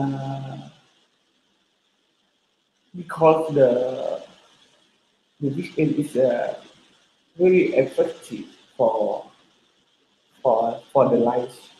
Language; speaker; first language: English; non-native, learner; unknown